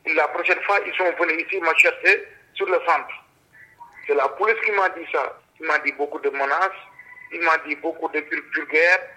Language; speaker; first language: French; non-native, local second language; Wolof